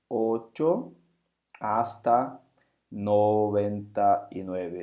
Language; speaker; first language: Spanish; non-native, fluent; Portuguese